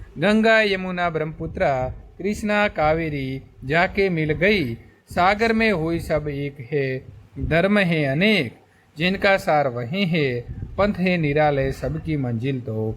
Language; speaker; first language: Hindi; non-native, local second language; Gujarati